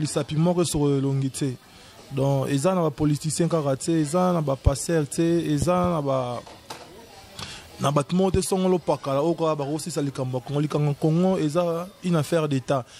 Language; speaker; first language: French; non-native, local second language; Lingala